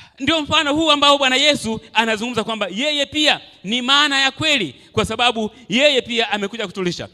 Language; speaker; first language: Swahili; native; Swahili